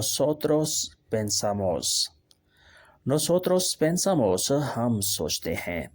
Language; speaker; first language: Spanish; non-native, learner; Urdu